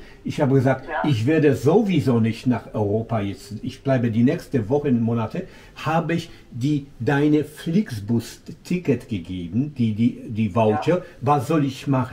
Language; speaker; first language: German; non-native, learner; Polish